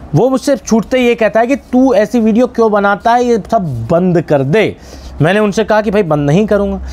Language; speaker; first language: Hindi; non-native, local second language; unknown